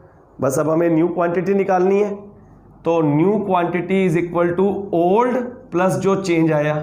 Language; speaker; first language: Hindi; native; Hindi